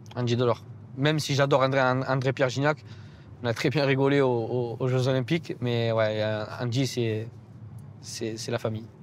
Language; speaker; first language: French; native; French